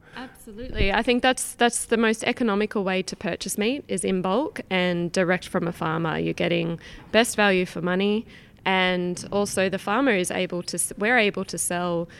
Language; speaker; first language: English; native; English